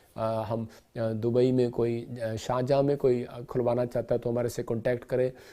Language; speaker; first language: Hindi; non-native, local second language; Punjabi